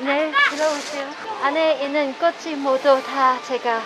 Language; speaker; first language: Korean; non-native, fluent; Cantonese